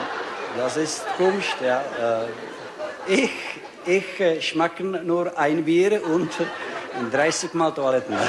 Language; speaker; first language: German; non-native, learner; Czech